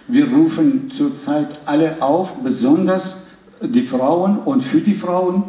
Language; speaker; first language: German; non-native, fluent; Kurdish